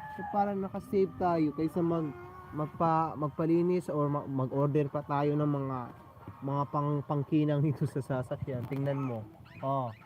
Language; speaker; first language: Filipino; non-native, local second language; Cebuano